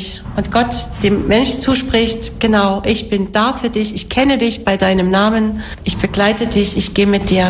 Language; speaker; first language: German; native; German